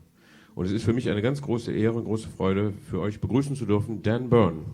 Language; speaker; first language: German; native; German